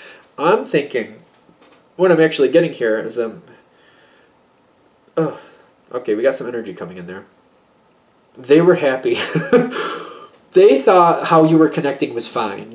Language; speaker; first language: English; native; English